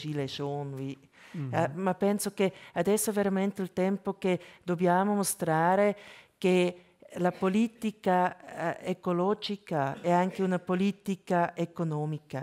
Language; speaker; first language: Italian; non-native, local second language; German